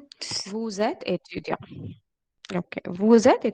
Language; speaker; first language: French; non-native, fluent; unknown